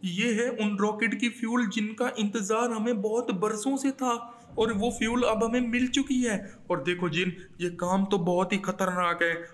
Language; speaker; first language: Hindi; native; Hindi